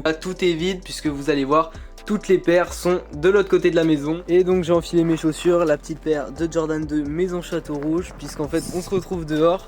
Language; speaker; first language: French; native; French